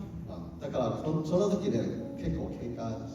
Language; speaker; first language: Japanese; non-native, learner; Cantonese